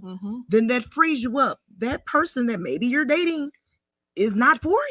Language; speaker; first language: English; native; English